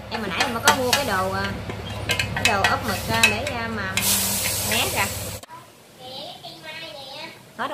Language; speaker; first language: Vietnamese; native; Vietnamese